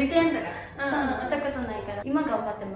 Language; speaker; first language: Japanese; native; Japanese